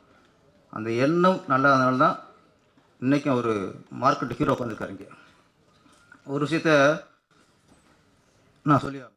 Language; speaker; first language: Tamil; native; Tamil